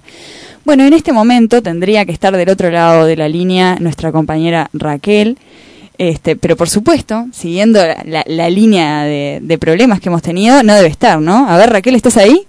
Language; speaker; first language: Spanish; native; Spanish